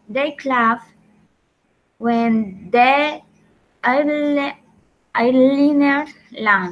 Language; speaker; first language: English; non-native, learner; Spanish